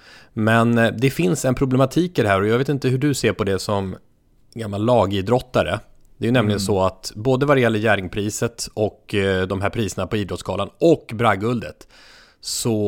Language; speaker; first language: Swedish; native; Swedish